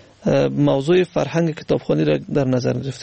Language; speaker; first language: Persian; native; Persian